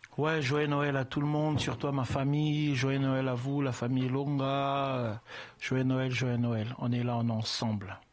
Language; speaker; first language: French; early bilingual, other home language; Lingala